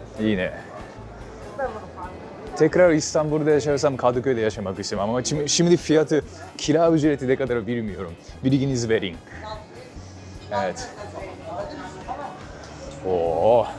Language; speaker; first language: Turkish; non-native, fluent; Japanese